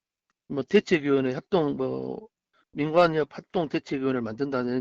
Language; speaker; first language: Korean; native; Korean